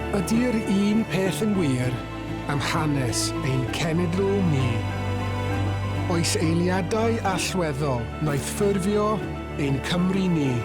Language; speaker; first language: Welsh; non-native, local second language; English